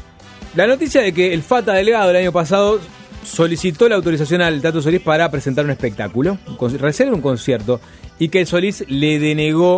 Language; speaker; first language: Spanish; native; Spanish